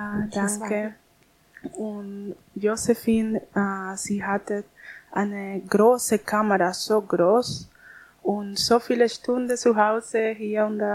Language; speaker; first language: German; non-native, learner; Spanish